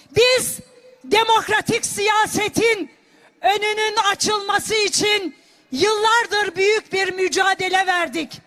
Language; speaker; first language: Turkish; non-native, local second language; Kurdish